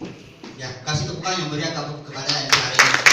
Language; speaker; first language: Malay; non-native, local second language; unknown